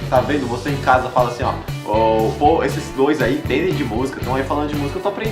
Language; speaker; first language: Portuguese; native; Portuguese